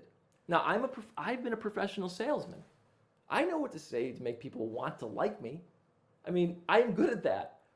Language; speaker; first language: English; native; English